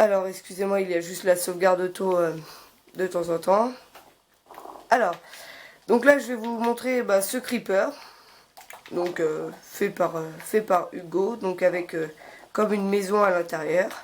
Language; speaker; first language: French; native; French